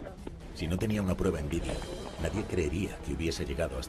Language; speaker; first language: Spanish; native; Spanish